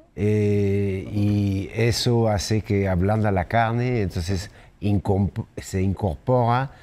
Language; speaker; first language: Spanish; non-native, fluent; French